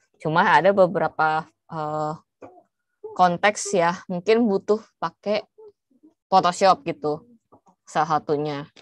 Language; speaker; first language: Indonesian; native; Indonesian